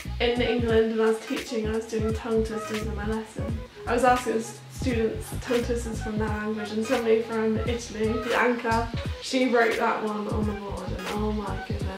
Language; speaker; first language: English; native; English